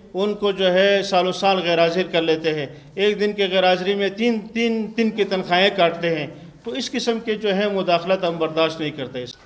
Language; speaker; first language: Urdu; non-native, local second language; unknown